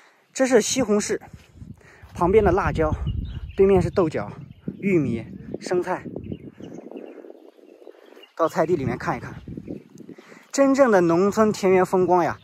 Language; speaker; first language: Chinese; native; Chinese